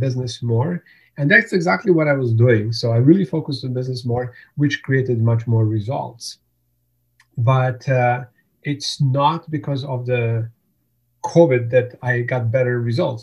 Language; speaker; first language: English; non-native, fluent; Bosnian